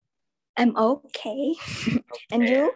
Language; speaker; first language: English; non-native, learner; Khmer